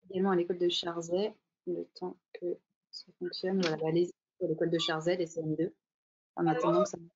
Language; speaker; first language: French; native; French